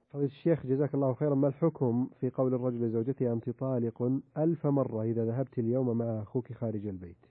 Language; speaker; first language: Arabic; native; Arabic